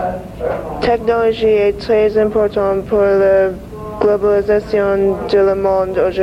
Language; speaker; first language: French; non-native, learner; English